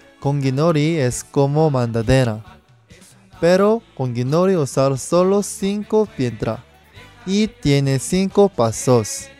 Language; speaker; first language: Spanish; non-native, learner; Korean